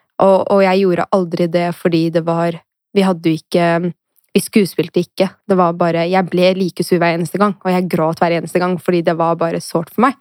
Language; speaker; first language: Norwegian; early bilingual, other home language; Arabic